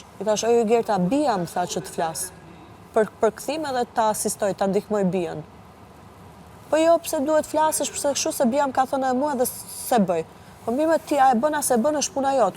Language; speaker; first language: Albanian; native; Albanian